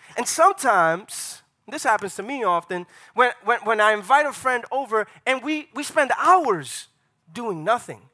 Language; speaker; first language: English; native; English